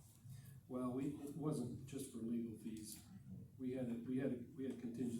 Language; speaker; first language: English; native; English